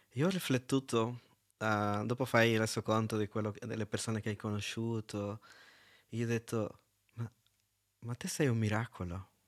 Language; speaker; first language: Italian; native; Italian